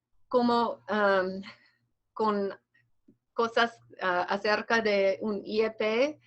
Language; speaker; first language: Spanish; non-native, fluent; English